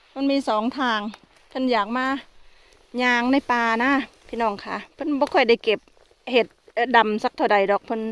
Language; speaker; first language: Thai; non-native, local second language; Khmer